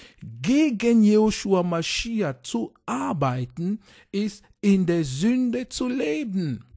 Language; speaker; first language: German; non-native, fluent; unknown